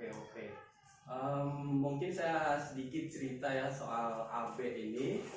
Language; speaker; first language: Indonesian; native; Indonesian